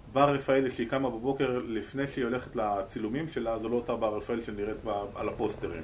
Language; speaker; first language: Hebrew; native; Hebrew